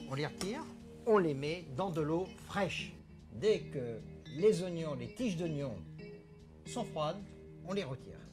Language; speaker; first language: French; native; French